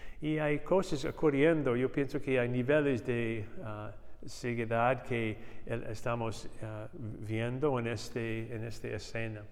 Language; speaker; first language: Spanish; non-native, learner; English